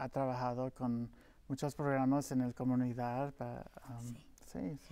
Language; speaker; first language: Spanish; non-native, local second language; English